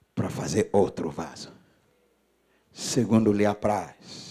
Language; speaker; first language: Portuguese; non-native, fluent; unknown